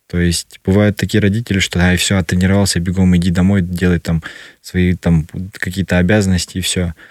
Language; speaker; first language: Russian; native; Russian